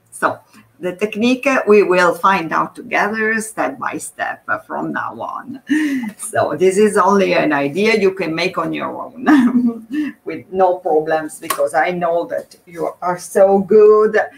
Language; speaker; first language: English; non-native, fluent; Italian